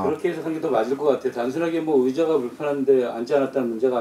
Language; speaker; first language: Korean; native; Korean